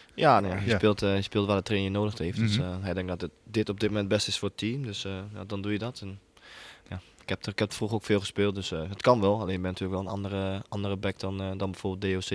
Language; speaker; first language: Dutch; native; Dutch